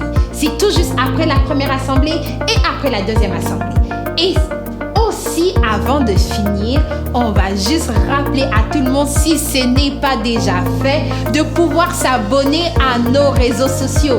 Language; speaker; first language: French; native; French